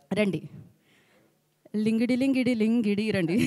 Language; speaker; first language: Telugu; native; Telugu